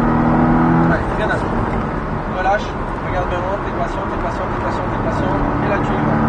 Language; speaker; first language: French; native; French